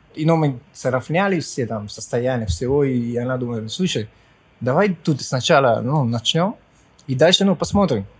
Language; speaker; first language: Russian; non-native, fluent; Spanish